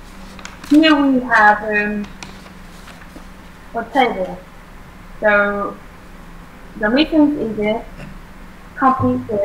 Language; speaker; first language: English; non-native, fluent; Vietnamese